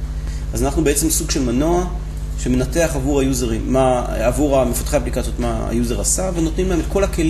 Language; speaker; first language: Hebrew; native; Hebrew